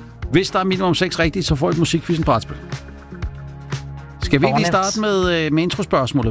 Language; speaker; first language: Danish; native; Danish